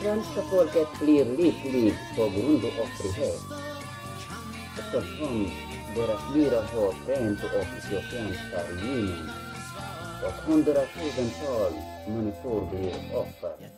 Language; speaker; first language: Swedish; non-native, learner; Tigrinya